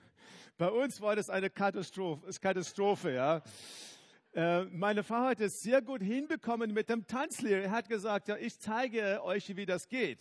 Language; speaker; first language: German; non-native, fluent; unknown